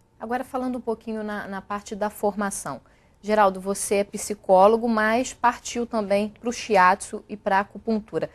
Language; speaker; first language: Portuguese; native; Portuguese